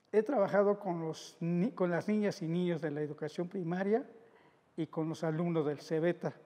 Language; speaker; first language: Spanish; non-native, local second language; Zapotec